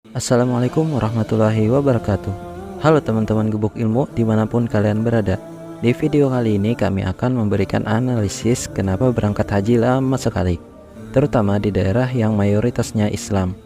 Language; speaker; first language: Indonesian; native; Indonesian